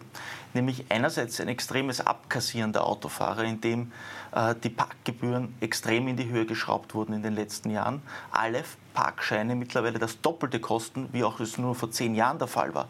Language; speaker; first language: German; native; German